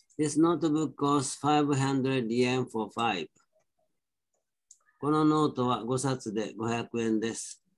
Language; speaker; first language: Japanese; native; Japanese